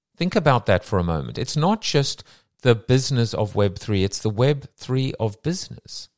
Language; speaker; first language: English; native; English